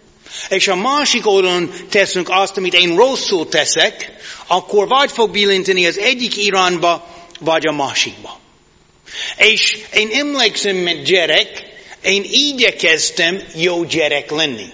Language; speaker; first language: Hungarian; non-native, fluent; English